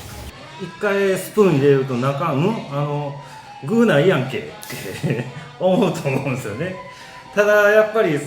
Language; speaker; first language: Japanese; native; Japanese